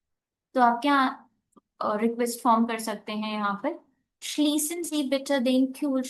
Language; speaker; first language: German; non-native, learner; Hindi